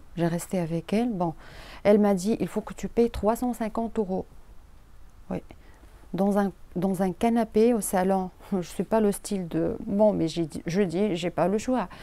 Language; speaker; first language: French; non-native, learner; Arabic